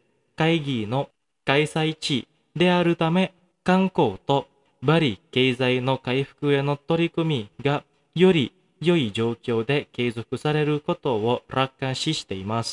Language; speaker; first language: Japanese; non-native, fluent; Indonesian